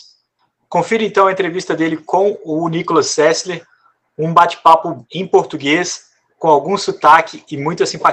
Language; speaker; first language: Portuguese; native; Portuguese